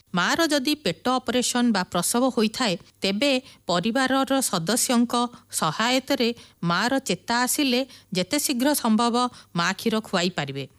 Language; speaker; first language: Odia; native; Odia